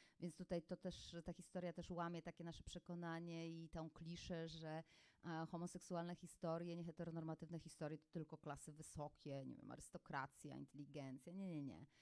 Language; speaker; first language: Polish; native; Polish